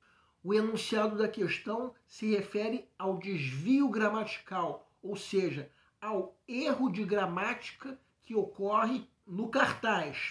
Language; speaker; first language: Portuguese; native; Portuguese